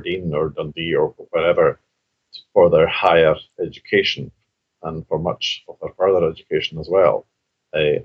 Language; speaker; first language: English; non-native, local second language; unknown